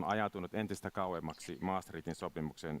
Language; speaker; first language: Finnish; native; Finnish